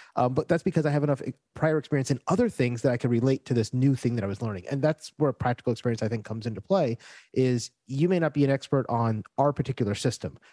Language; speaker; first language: English; native; English